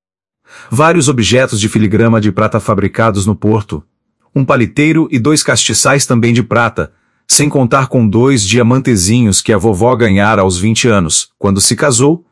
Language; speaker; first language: Portuguese; native; Portuguese